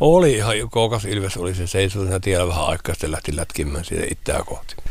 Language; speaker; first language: Finnish; native; Finnish